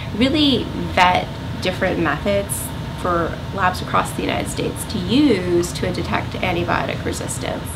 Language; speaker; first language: English; native; English